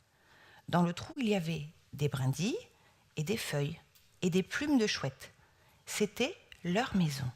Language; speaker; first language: French; native; French